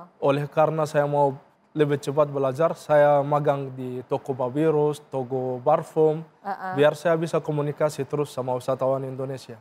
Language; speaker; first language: Indonesian; non-native, fluent; Arabic